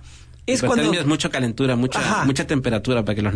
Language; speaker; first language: Spanish; native; Spanish